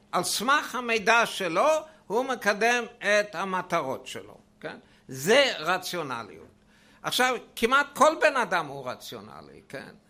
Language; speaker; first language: Hebrew; non-native, fluent; German